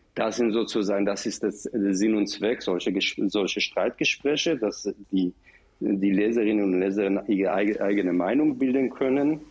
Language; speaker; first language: German; non-native, fluent; Hebrew